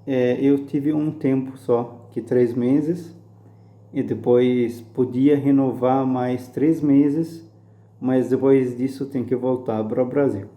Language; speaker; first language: Portuguese; non-native, fluent; Arabic